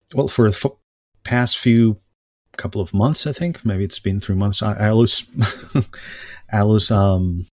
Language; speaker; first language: English; non-native, fluent; Spanish